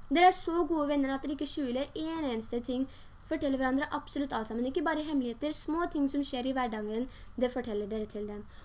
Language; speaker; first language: Norwegian; early bilingual, other home language; Urdu